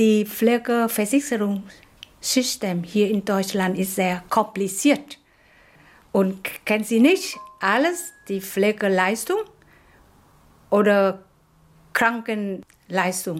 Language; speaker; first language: German; non-native, learner; Vietnamese